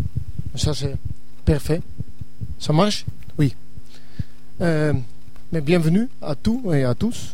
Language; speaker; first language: French; non-native, learner; English